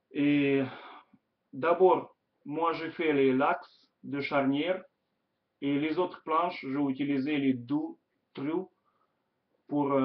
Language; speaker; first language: French; non-native, learner; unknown